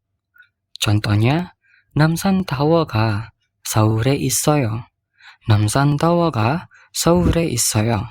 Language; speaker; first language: Korean; non-native, fluent; Indonesian